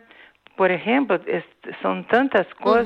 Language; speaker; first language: Spanish; non-native, fluent; Portuguese